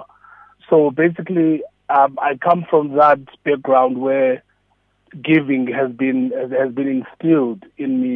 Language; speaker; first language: English; non-native, local second language; Xhosa